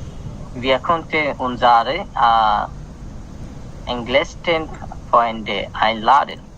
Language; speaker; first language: German; non-native, learner; Bangla